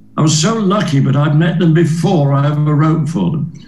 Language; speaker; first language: English; native; English